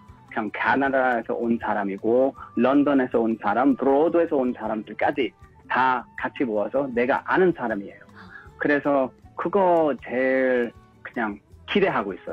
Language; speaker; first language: Korean; early bilingual, heritage; English